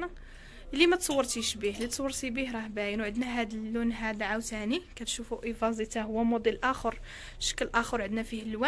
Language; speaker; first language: Arabic; native; Arabic